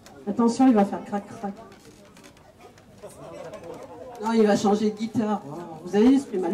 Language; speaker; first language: French; native; French